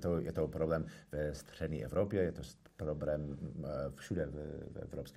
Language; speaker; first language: Czech; non-native, fluent; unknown